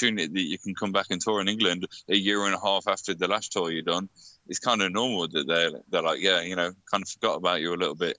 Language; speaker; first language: English; native; English